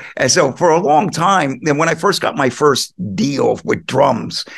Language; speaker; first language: English; native; English